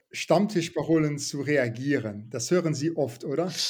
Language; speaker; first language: German; non-native, local second language; Luxembourgish